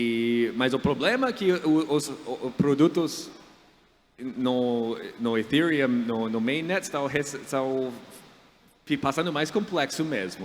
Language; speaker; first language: Portuguese; non-native, fluent; English